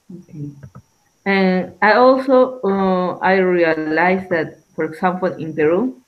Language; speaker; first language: English; non-native, learner; Spanish